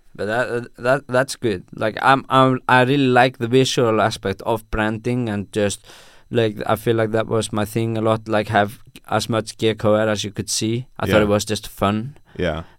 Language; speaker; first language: English; non-native, fluent; Icelandic